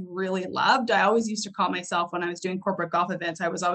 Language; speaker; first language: English; native; English